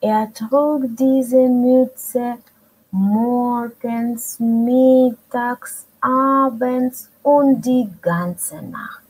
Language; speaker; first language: German; non-native, fluent; Russian